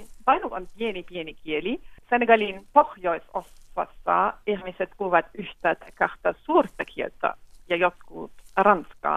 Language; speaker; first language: Finnish; non-native, fluent; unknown